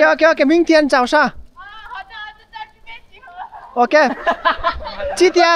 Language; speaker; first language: Chinese; non-native, learner; Bangla